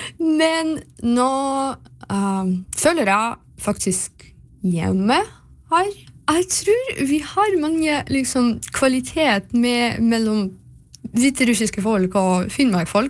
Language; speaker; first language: Norwegian; non-native, learner; Belarusian